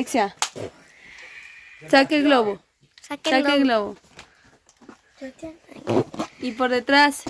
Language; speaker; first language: Spanish; native; Spanish